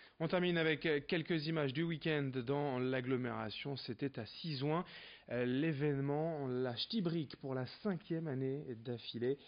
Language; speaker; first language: French; native; French